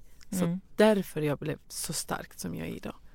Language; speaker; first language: Swedish; non-native, fluent; Persian